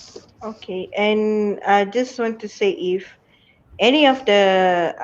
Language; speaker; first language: English; non-native, fluent; Malay